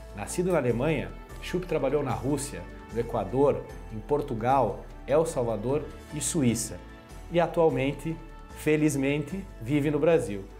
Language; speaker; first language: Portuguese; native; Portuguese